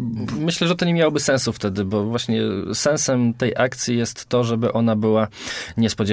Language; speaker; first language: Polish; native; Polish